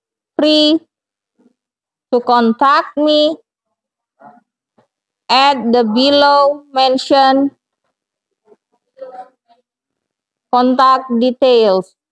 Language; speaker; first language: English; non-native, local second language; Indonesian